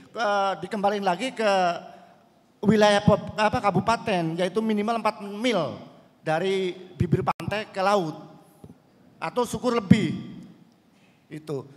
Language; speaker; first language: Indonesian; native; Indonesian